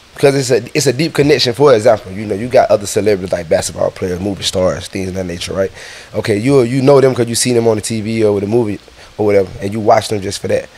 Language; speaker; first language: English; native; English